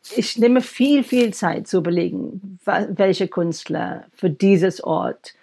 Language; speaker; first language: German; non-native, fluent; English